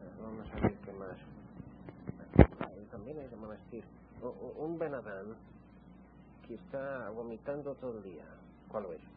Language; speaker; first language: Spanish; non-native, fluent; English